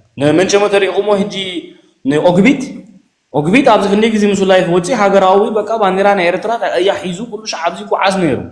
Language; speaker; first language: Tigrinya; early bilingual, heritage; Tigrinya